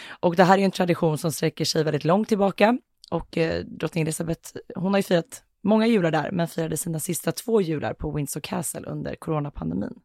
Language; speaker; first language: Swedish; native; Swedish